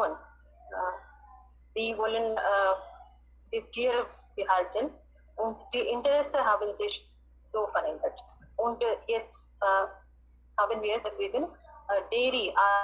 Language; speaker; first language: German; non-native, learner; Hindi